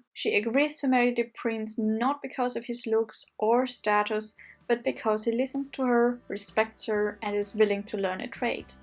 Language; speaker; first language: English; non-native, fluent; Armenian